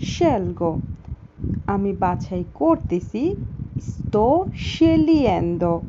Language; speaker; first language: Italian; non-native, fluent; Bangla